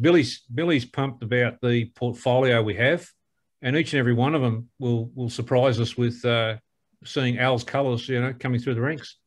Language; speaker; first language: English; native; English